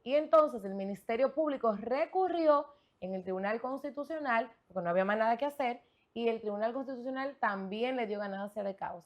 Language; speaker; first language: Spanish; native; Spanish